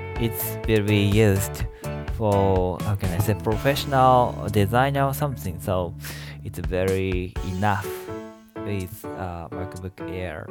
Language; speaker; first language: English; non-native, learner; Japanese